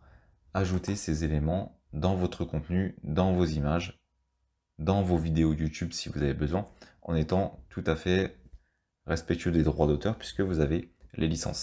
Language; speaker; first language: French; native; French